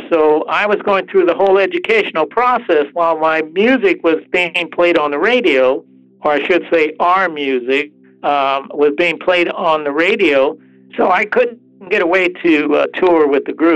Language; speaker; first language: English; early bilingual, other home language; Spanish